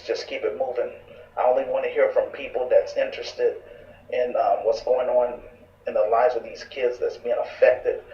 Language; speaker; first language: English; native; English